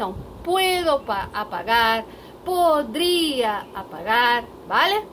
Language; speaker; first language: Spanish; non-native, fluent; Portuguese